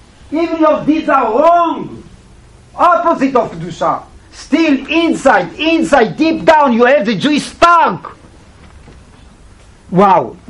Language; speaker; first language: English; non-native, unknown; Hebrew